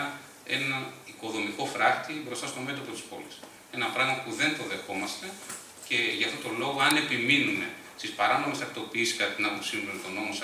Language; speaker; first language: Greek; native; Greek